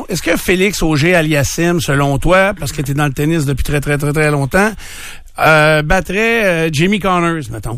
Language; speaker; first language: French; native; French